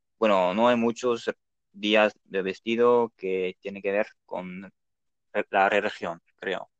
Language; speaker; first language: Spanish; non-native, learner; Dutch